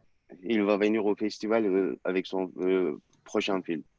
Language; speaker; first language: French; non-native, learner; Turkish